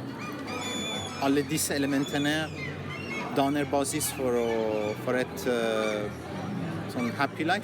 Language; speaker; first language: Norwegian; non-native, fluent; French